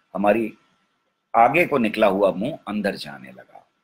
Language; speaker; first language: Hindi; native; Hindi